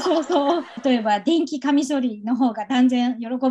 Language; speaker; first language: Japanese; non-native, fluent; Chinese